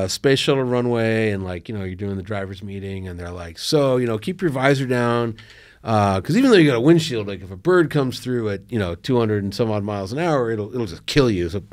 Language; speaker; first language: English; native; English